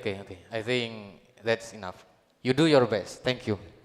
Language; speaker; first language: English; non-native, learner; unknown